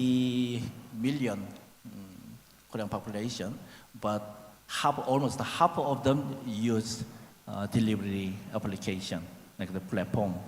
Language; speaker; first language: English; non-native, learner; Korean